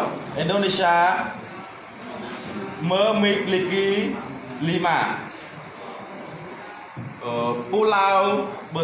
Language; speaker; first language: Indonesian; non-native, learner; Khmer